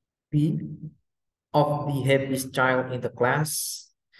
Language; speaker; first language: English; non-native, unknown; Indonesian